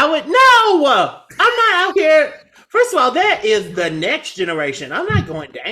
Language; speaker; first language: English; native; English